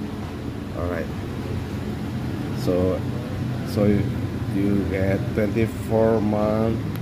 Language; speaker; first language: English; non-native, fluent; Indonesian